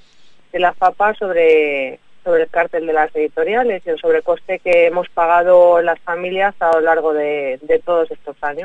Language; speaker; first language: Spanish; native; Spanish